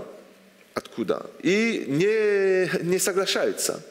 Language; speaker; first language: Russian; non-native, fluent; French